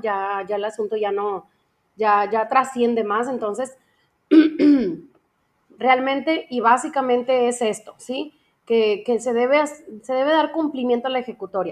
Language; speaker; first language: Spanish; native; Spanish